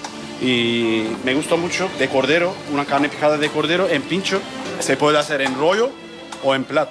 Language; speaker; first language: Spanish; non-native, learner; Turkish